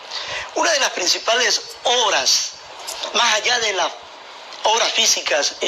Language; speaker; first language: Spanish; native; Spanish